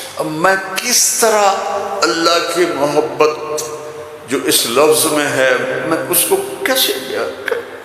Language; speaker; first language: Urdu; non-native, local second language; Punjabi